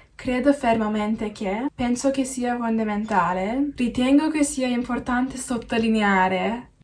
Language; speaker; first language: Italian; non-native, learner; English